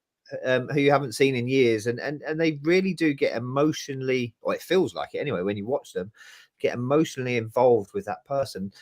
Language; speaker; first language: English; native; English